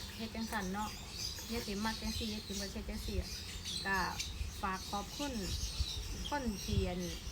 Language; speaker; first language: Thai; non-native, local second language; Northeastern Thai